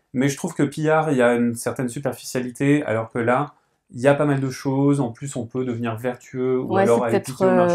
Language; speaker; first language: French; native; French